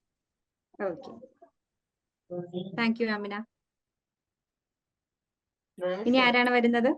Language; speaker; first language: Malayalam; native; Malayalam